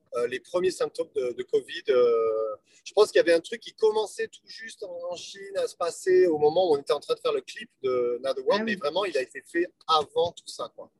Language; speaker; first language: French; native; French